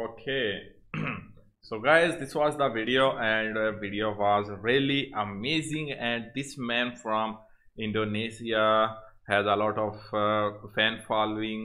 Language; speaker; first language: English; non-native, local second language; Urdu